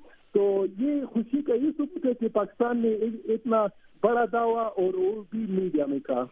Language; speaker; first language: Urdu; non-native, learner; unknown